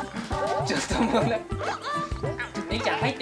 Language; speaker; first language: Japanese; native; Japanese